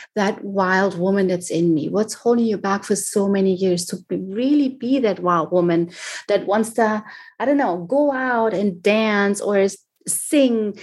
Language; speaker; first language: English; non-native, fluent; German